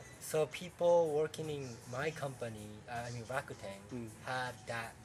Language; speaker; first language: English; non-native, fluent; Japanese